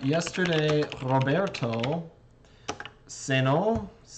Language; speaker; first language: Spanish; non-native, learner; English